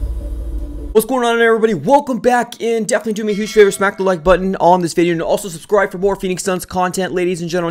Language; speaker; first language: English; native; English